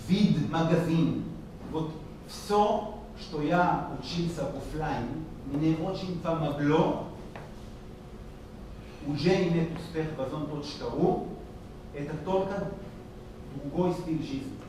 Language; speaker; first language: Russian; non-native, learner; Hebrew